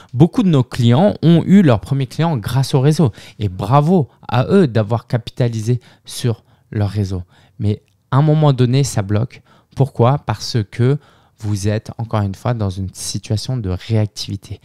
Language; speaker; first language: French; native; French